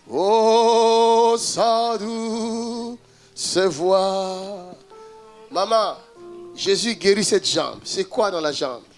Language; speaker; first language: French; non-native, local second language; Lingala